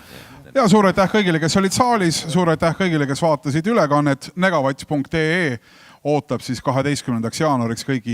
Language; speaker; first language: Estonian; native; Estonian